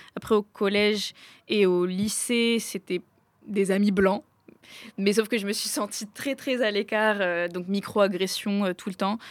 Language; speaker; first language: French; native; French